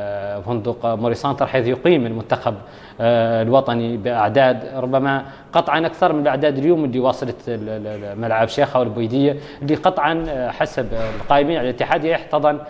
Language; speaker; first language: Arabic; native; Arabic